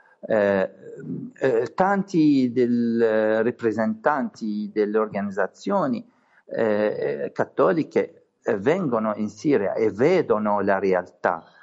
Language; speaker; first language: Italian; non-native, fluent; Arabic